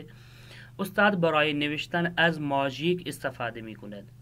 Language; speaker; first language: Persian; non-native, fluent; Urdu